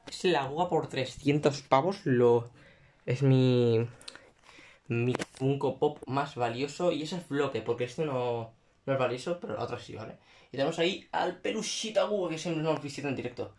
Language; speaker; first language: Spanish; native; Spanish